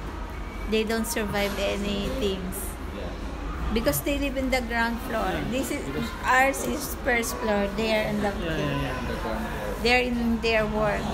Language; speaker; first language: English; non-native, local second language; Filipino